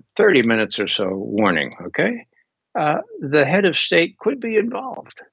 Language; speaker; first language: English; native; English